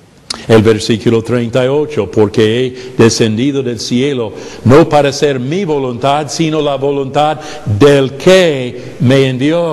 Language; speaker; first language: Spanish; non-native, fluent; English